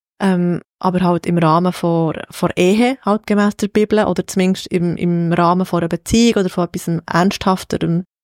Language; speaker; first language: German; native; German